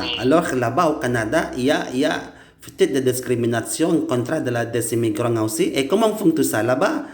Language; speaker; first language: French; non-native, learner; Indonesian